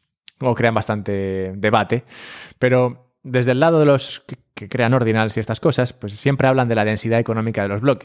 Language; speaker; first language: Spanish; native; Spanish